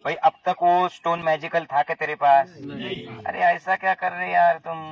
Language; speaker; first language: Hindi; non-native, local second language; Marathi